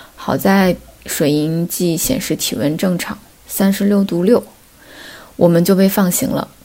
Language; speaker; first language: Chinese; native; Chinese